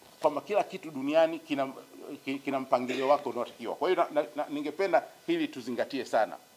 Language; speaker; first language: Swahili; native; Swahili